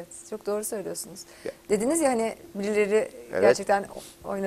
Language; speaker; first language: Turkish; native; Turkish